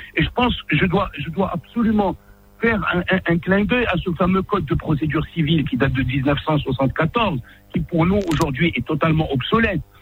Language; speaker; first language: French; non-native, local second language; Arabic